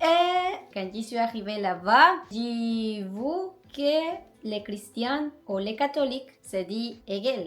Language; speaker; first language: French; non-native, learner; Spanish